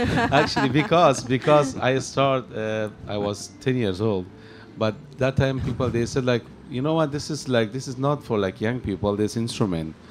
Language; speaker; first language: English; non-native, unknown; Persian